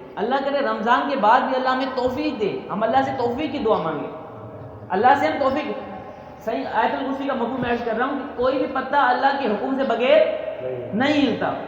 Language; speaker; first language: Urdu; non-native, local second language; Sindhi